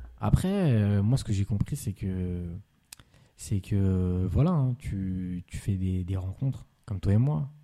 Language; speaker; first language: French; native; French